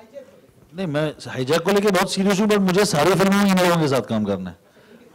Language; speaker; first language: Hindi; native; Hindi